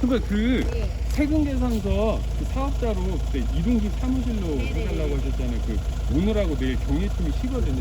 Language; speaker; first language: Korean; native; Korean